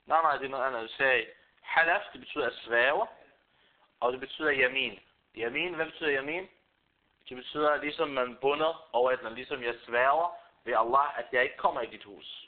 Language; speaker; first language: Danish; non-native, fluent; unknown